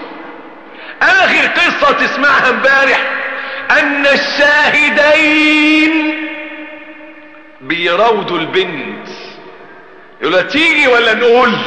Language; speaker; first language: Arabic; native; Arabic